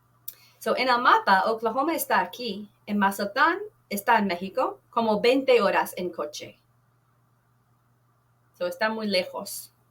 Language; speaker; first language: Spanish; non-native, fluent; English